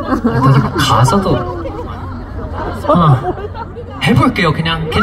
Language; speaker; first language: Korean; non-native, fluent; English